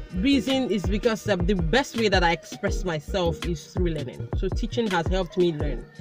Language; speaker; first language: English; non-native, local second language; Igbo